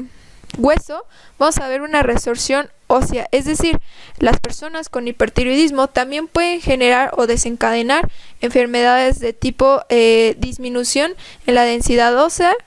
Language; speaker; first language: Spanish; native; Spanish